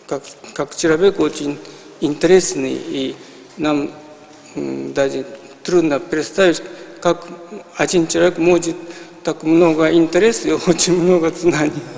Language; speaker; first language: Russian; non-native, fluent; Japanese